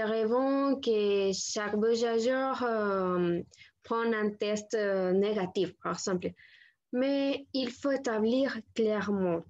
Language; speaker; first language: French; non-native, learner; Spanish